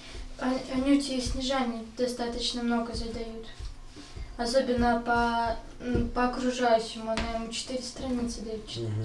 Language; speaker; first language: Russian; native; Russian